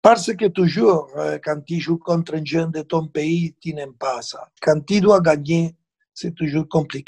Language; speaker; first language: French; non-native, fluent; Spanish